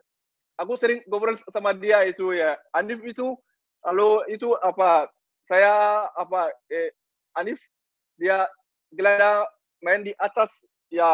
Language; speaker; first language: Indonesian; non-native, learner; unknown